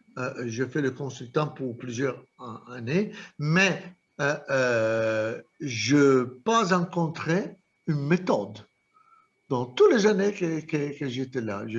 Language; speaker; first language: French; non-native, fluent; Italian